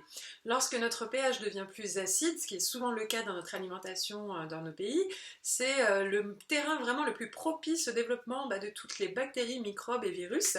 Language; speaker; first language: French; native; French